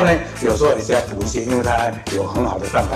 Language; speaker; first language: Chinese; native; Chinese